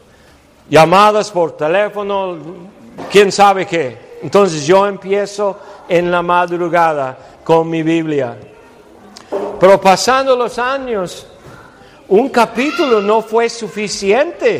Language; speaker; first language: Spanish; non-native, fluent; English